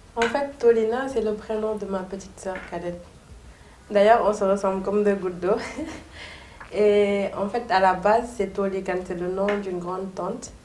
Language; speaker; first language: French; non-native, local second language; Soninke